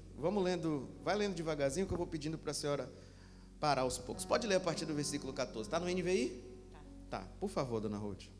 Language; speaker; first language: Portuguese; native; Portuguese